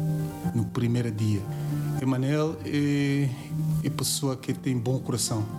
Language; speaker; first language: Portuguese; non-native, learner; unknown